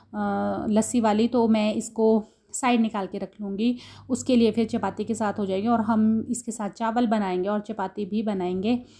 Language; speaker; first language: Hindi; non-native, local second language; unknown